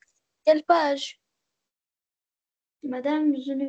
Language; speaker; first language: French; non-native, learner; Arabic